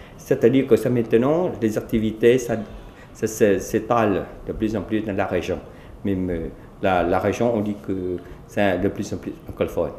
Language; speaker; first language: French; non-native, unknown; Vietnamese